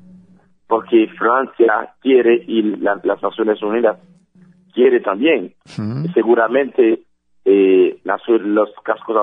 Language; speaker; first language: Spanish; non-native, fluent; Haitian Creole